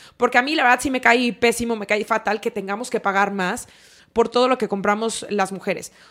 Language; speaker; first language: Spanish; native; Spanish